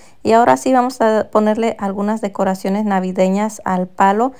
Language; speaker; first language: Spanish; native; Spanish